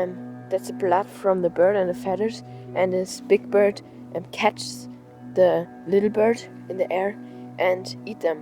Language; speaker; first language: English; non-native, learner; German